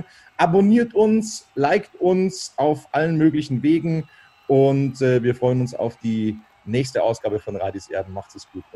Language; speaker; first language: German; native; German